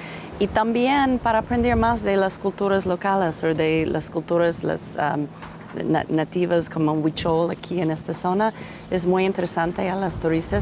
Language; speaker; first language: Spanish; non-native, learner; English